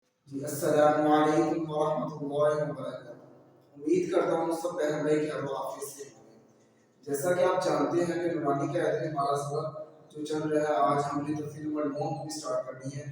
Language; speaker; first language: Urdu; non-native, local second language; Punjabi